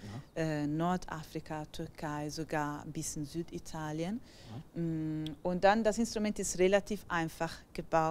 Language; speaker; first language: German; non-native, fluent; Italian